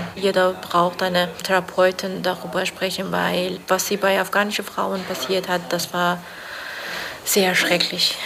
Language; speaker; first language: German; non-native, fluent; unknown